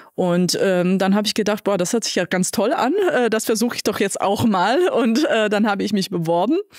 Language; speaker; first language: German; non-native, fluent; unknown